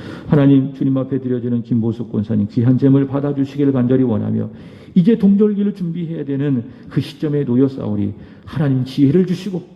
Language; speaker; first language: Korean; native; Korean